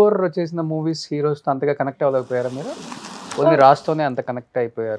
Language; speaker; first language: Telugu; native; Telugu